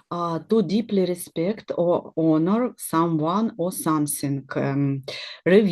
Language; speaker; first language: English; non-native, learner; Russian